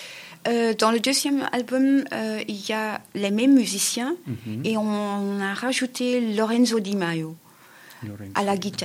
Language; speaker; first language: French; native; French